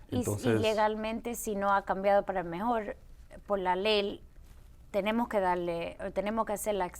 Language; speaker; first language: Spanish; early bilingual, heritage; Spanish